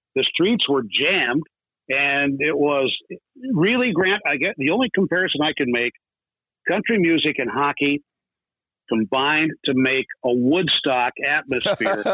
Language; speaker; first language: English; native; English